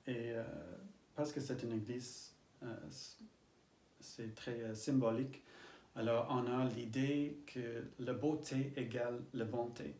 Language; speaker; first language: French; non-native, learner; English